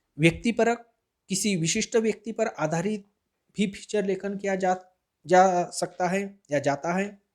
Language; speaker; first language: Hindi; non-native, local second language; Marathi